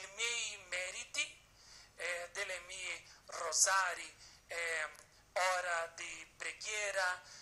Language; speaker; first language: Italian; non-native, learner; Portuguese